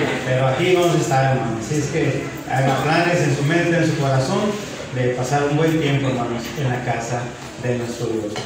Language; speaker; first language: Spanish; native; Spanish